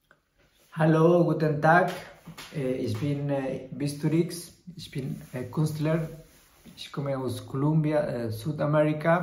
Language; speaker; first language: German; non-native, learner; Spanish